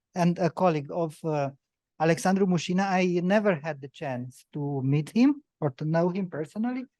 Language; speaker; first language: English; non-native, fluent; Romanian